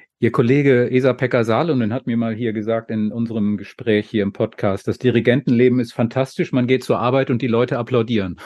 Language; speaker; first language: German; native; German